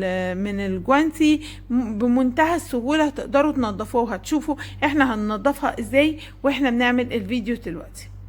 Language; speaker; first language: Arabic; native; Arabic